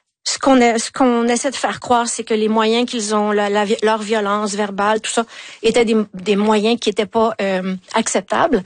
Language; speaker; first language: French; native; French